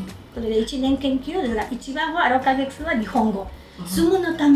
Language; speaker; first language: Japanese; non-native, learner; Spanish